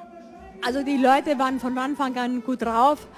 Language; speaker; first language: German; non-native, fluent; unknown